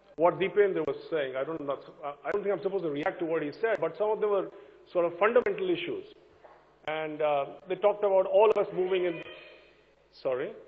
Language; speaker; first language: English; non-native, local second language; Hindi